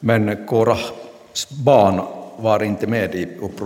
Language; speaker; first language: Swedish; non-native, local second language; Finnish